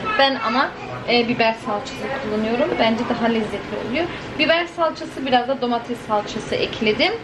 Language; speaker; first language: Turkish; early bilingual, heritage; Turkish